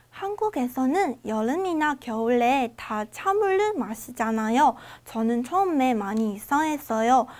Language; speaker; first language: Korean; non-native, fluent; Chinese